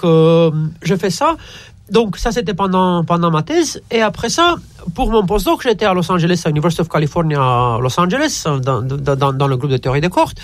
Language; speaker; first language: French; non-native, fluent; Romanian